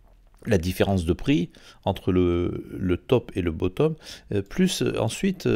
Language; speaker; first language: French; native; French